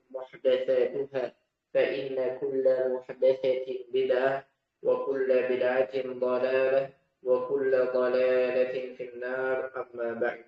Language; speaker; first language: Arabic; non-native, fluent; Indonesian